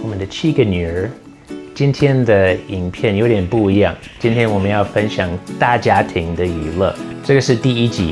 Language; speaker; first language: Chinese; non-native, fluent; English